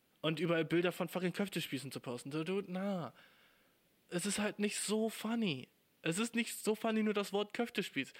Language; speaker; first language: German; native; German